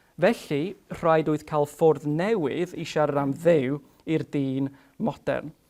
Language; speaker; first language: Welsh; non-native, fluent; English